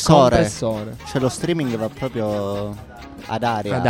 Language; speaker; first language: Italian; native; Italian